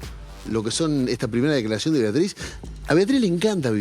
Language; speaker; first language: Spanish; native; Spanish